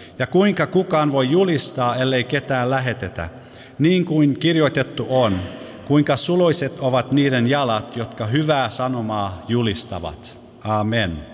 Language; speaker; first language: Finnish; early bilingual, heritage; Finnish